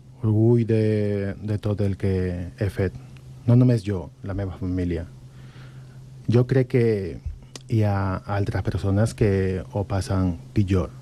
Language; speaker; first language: Catalan; non-native, fluent; Spanish